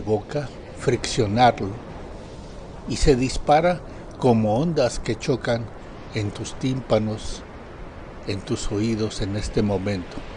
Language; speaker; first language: Spanish; native; Spanish